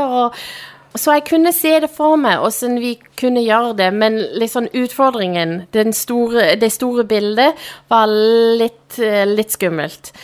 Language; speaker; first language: Norwegian; non-native, fluent; English